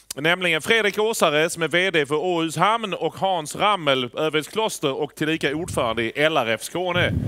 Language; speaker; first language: Swedish; native; Swedish